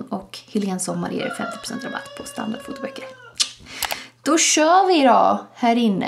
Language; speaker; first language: Swedish; native; Swedish